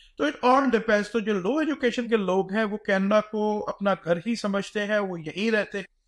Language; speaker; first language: Urdu; native; Urdu